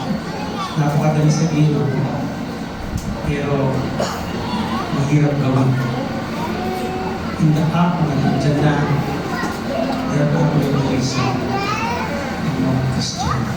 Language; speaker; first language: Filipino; native; Filipino